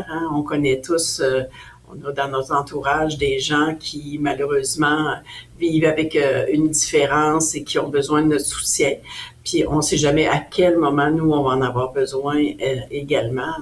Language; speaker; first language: French; native; French